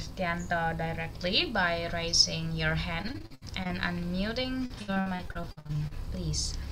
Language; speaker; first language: English; non-native, learner; Indonesian